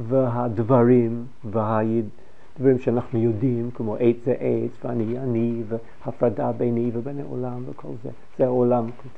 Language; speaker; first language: Hebrew; non-native, fluent; English